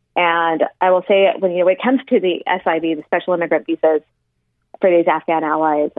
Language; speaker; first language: English; native; English